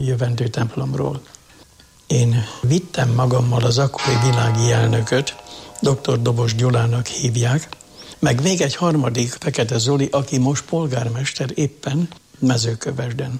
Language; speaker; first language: Hungarian; native; Hungarian